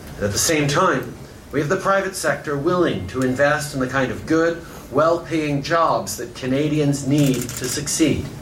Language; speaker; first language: English; native; English